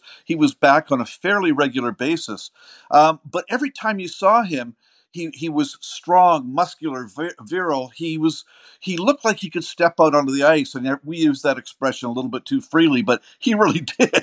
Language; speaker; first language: English; native; English